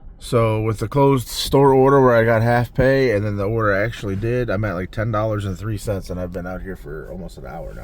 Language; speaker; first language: English; native; English